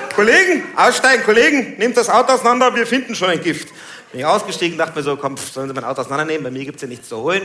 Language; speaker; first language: German; native; German